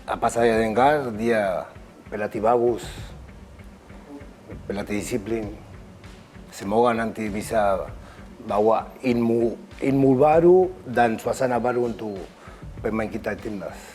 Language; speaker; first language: Indonesian; non-native, fluent; Spanish